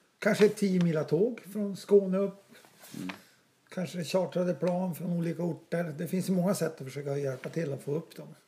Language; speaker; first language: Swedish; native; Swedish